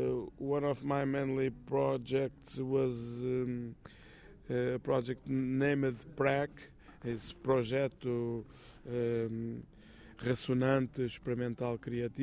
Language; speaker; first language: English; non-native, fluent; Portuguese